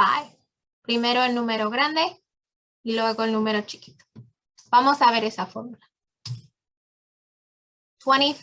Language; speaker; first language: Spanish; early bilingual, heritage; Spanish